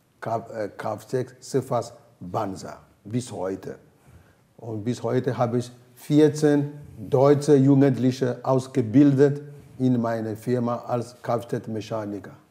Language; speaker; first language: German; non-native, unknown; Ewe